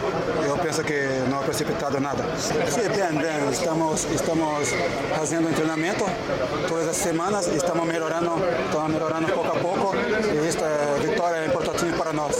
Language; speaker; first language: Italian; non-native, learner; Portuguese